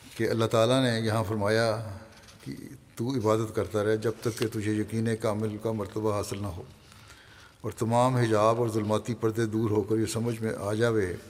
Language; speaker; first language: Urdu; native; Urdu